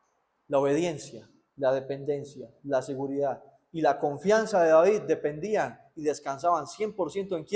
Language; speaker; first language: Spanish; native; Spanish